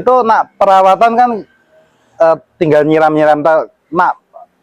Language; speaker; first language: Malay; non-native, local second language; Javanese